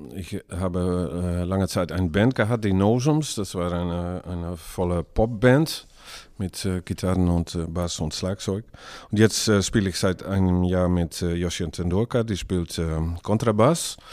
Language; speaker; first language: German; non-native, learner; Dutch